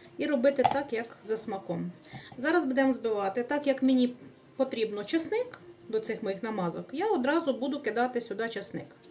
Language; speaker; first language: Ukrainian; native; Ukrainian